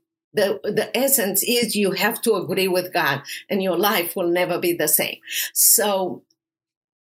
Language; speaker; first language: English; non-native, fluent; Romanian